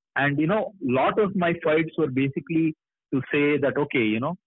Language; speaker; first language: English; non-native, local second language; Kannada